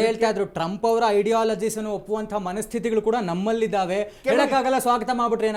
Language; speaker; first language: Kannada; native; Kannada